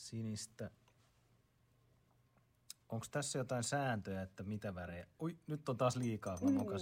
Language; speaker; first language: Finnish; native; Finnish